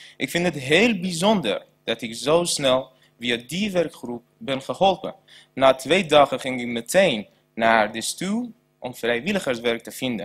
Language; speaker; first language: Dutch; non-native, learner; Persian